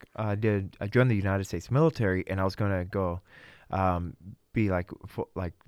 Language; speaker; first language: English; early bilingual, other home language; Russian